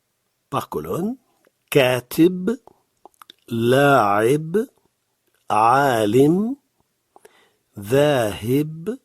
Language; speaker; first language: Arabic; non-native, learner; French